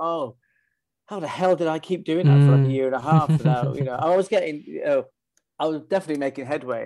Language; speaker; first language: English; native; English